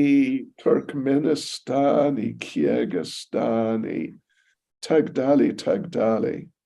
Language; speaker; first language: Russian; non-native, learner; English